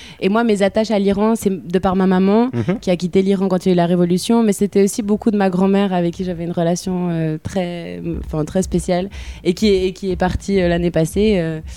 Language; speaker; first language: French; native; French